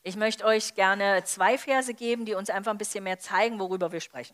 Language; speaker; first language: German; native; German